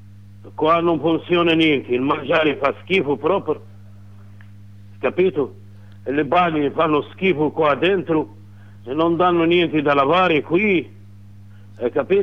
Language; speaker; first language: Italian; non-native, learner; Arabic